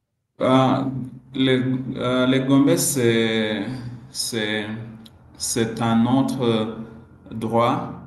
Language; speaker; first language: French; non-native, learner; Swahili